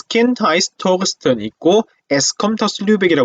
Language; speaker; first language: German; non-native, fluent; Korean